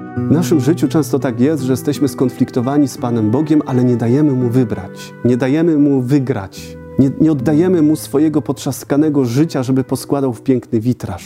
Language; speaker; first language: Polish; native; Polish